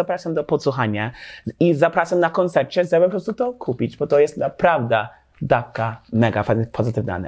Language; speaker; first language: Polish; non-native, learner; English